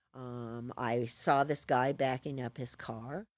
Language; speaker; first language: English; native; English